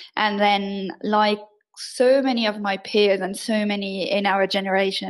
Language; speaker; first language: English; non-native, fluent; French